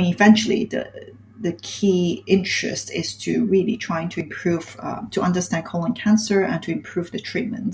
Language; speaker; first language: English; non-native, local second language; Cantonese